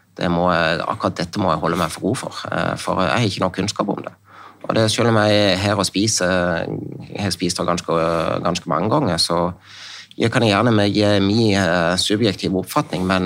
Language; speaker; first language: Norwegian; native; Norwegian